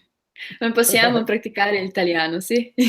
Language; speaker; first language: Italian; non-native, learner; Spanish